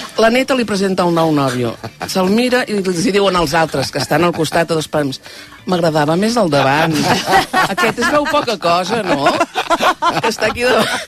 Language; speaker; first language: Catalan; native; Catalan